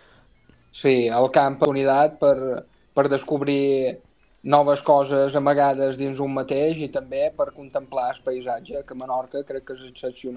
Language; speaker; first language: Catalan; native; Catalan